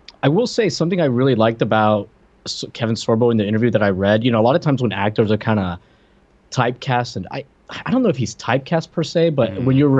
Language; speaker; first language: English; non-native, fluent; Spanish